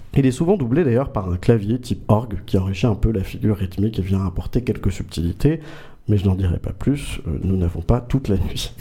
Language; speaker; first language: French; native; French